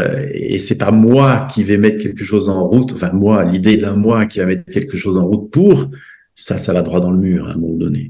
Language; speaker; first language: French; native; French